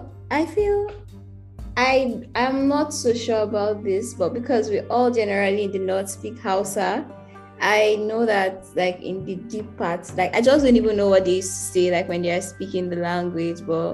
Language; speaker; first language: English; non-native, local second language; Hausa